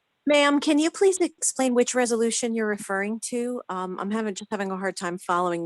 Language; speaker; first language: English; native; English